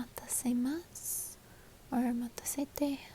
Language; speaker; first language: Japanese; non-native, learner; English